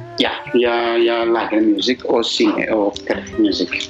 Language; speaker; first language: Norwegian; non-native, learner; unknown